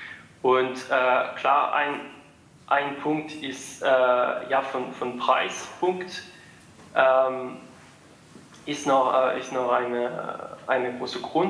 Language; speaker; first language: German; non-native, fluent; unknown